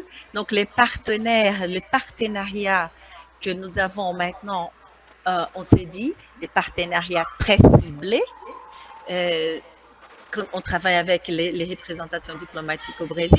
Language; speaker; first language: French; non-native, fluent; Portuguese